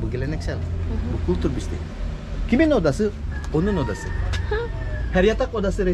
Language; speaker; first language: Turkish; non-native, learner; Indonesian